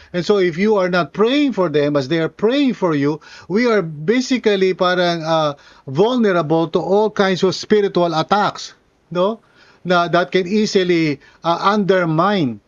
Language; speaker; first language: English; non-native, local second language; Filipino